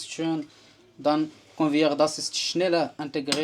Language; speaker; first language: German; non-native, learner; Arabic